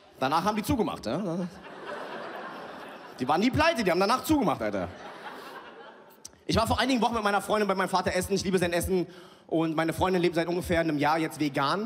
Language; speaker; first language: German; early bilingual, other home language; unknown